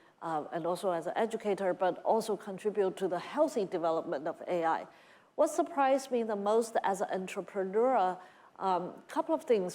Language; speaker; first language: English; non-native, fluent; Chinese